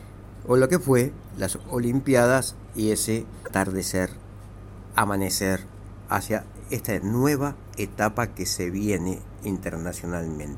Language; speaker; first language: Spanish; native; Spanish